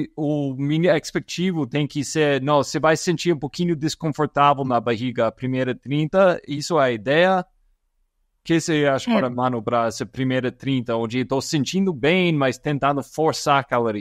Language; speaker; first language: Portuguese; non-native, fluent; English